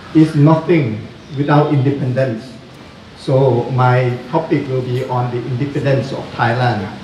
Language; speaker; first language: English; non-native, fluent; Thai